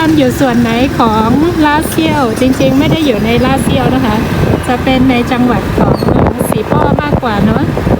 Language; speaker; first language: Thai; non-native, fluent; Shan